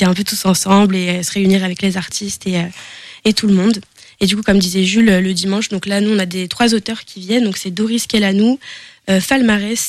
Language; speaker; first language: French; native; French